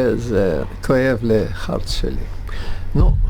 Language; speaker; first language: Hebrew; non-native, learner; Russian